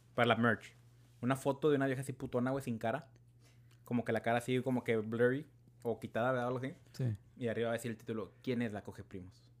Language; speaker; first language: Spanish; early bilingual, heritage; Spanish